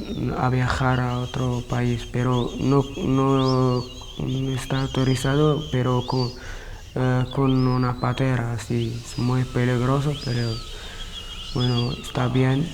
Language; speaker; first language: Spanish; non-native, learner; Arabic